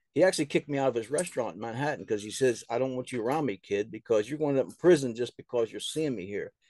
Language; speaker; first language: English; native; English